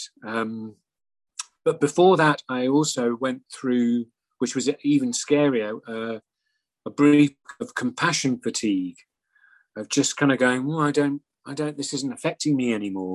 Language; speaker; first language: English; native; English